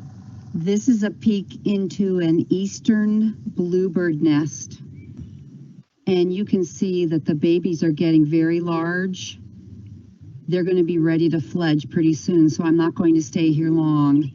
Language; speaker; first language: English; native; English